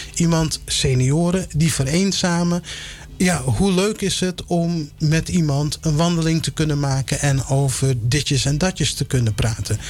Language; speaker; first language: Dutch; early bilingual, other home language; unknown